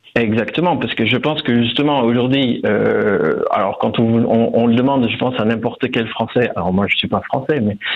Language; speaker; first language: French; non-native, fluent; Dutch